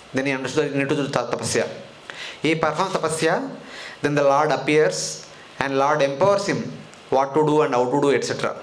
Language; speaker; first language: English; non-native, local second language; Telugu